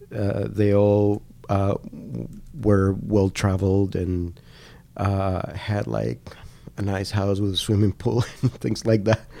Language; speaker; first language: English; non-native, fluent; Spanish